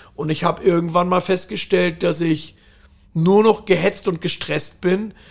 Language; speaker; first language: German; native; German